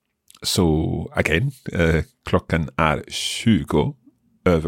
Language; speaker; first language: Swedish; non-native, learner; English